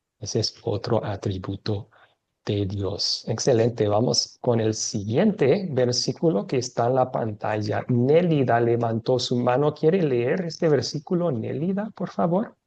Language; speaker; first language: Spanish; non-native, fluent; English